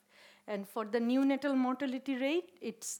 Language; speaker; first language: English; non-native, local second language; Bangla